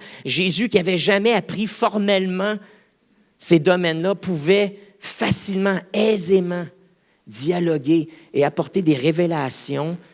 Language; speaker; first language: French; native; French